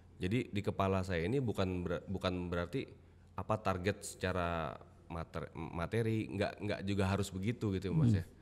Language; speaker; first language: Indonesian; native; Indonesian